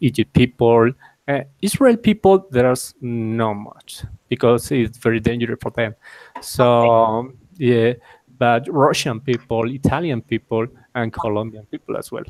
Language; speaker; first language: English; non-native, learner; Spanish